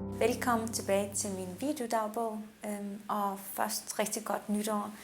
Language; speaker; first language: Danish; early bilingual, other home language; Turkish